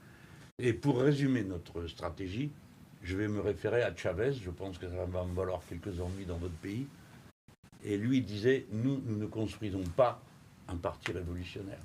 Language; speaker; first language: French; native; French